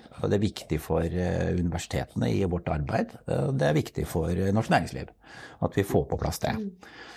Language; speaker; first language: Norwegian; native; Norwegian